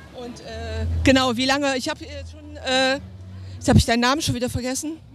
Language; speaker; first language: German; native; German